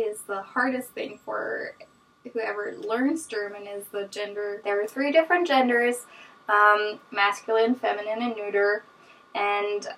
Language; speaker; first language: English; non-native, fluent; German